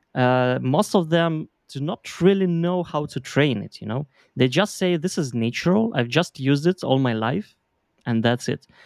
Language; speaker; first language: English; non-native, fluent; Belarusian